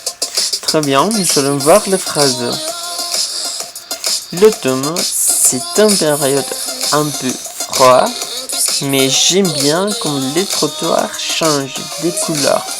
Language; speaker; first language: French; non-native, fluent; Spanish